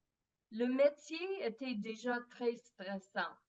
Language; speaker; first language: French; non-native, fluent; English